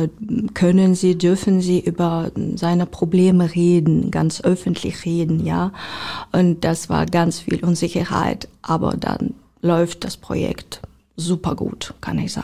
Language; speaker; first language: German; non-native, learner; Ukrainian